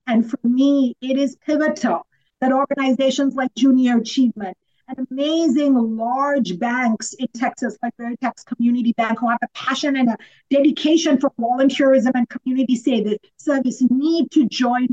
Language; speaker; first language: English; non-native, local second language; Sinhala